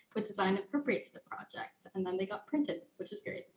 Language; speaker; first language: English; native; English